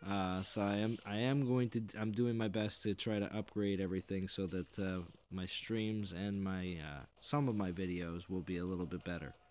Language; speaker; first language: English; native; English